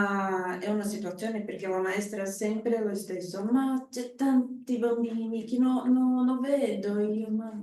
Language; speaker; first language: Italian; non-native, learner; Portuguese